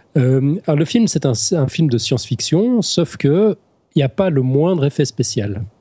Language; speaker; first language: French; native; French